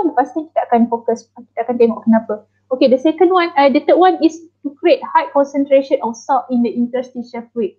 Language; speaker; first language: English; non-native, local second language; Malay